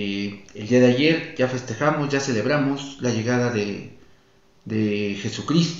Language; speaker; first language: Spanish; native; Spanish